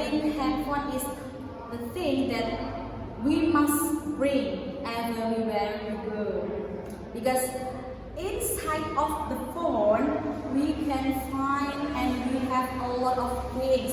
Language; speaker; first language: English; non-native, learner; Indonesian